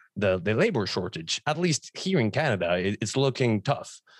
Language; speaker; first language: English; non-native, fluent; Spanish